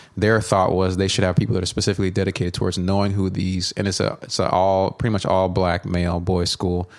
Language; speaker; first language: English; native; English